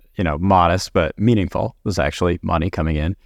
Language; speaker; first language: English; native; English